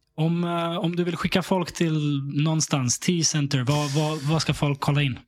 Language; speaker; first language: Swedish; early bilingual, other home language; Russian